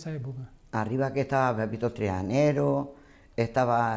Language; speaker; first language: Spanish; native; Spanish